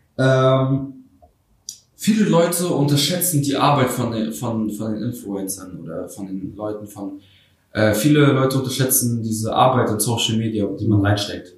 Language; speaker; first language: German; early bilingual, other home language; Russian